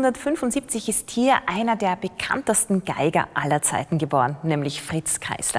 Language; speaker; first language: German; native; German